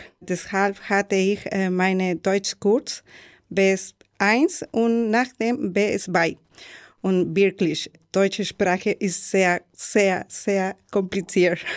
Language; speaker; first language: German; non-native, learner; Spanish